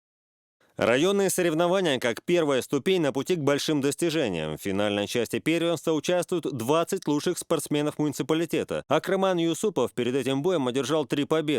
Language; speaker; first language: Russian; native; Russian